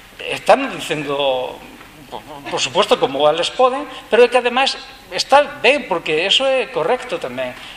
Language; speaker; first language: Galician; non-native, local second language; Spanish